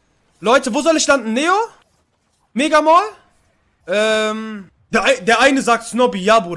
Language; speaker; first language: German; native; German